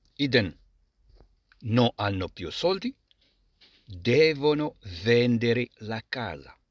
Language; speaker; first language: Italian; non-native, fluent; Arabic